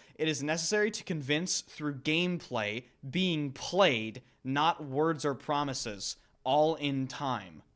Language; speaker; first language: English; native; English